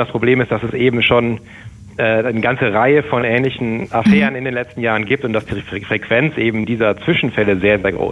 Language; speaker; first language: German; native; German